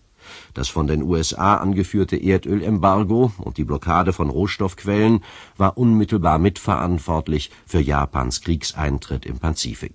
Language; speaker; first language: German; native; German